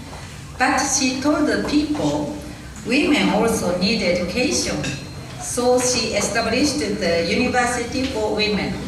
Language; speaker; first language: English; non-native, learner; Japanese